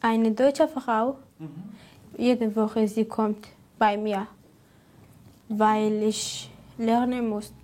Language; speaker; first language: German; non-native, learner; Kurdish